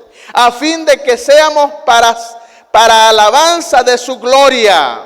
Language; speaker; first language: Spanish; native; Spanish